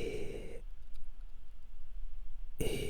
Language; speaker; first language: French; non-native, learner; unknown